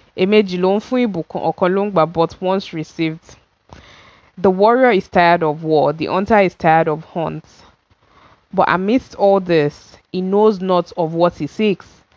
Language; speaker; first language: English; non-native, local second language; Yoruba